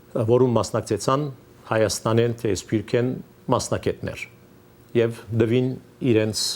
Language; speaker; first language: Armenian; early bilingual, heritage; Armenian